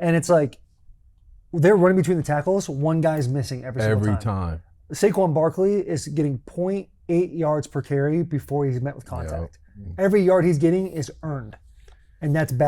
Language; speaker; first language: English; native; English